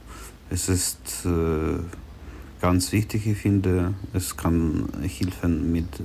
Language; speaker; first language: German; non-native, learner; Ukrainian